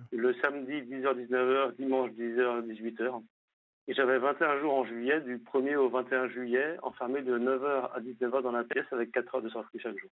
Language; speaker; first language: French; native; French